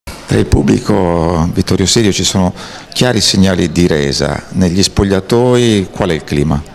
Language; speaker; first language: Italian; native; Italian